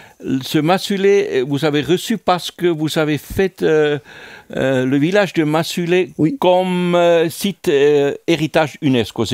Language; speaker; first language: French; non-native, fluent; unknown